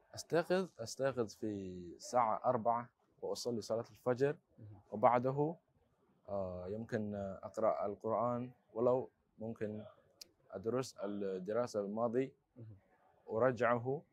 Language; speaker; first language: Arabic; non-native, learner; Chinese